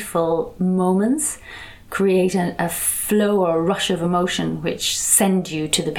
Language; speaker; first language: English; native; English